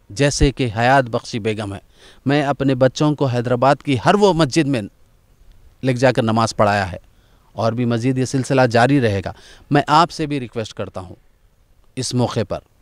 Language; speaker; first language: Hindi; non-native, local second language; Urdu